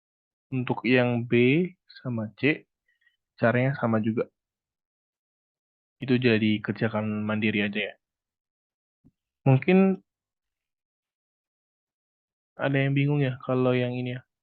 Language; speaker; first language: Indonesian; native; Indonesian